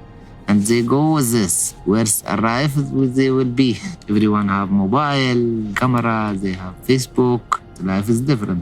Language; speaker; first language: English; non-native, learner; Arabic